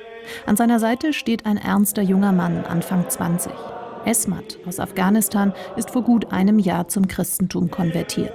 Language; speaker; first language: German; native; German